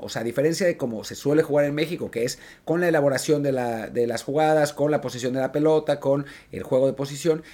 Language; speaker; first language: Spanish; native; Spanish